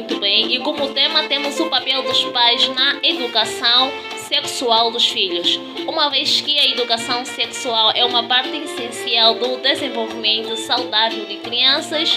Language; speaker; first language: Portuguese; native; Portuguese